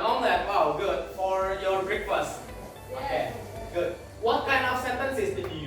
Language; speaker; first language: English; non-native, learner; Indonesian